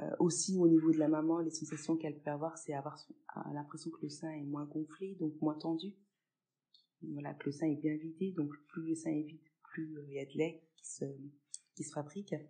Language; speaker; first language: French; early bilingual, other home language; Fula